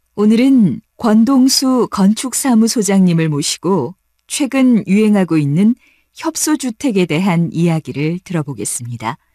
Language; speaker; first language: Korean; native; Korean